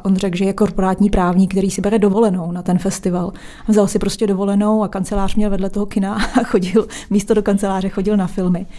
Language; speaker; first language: Czech; native; Czech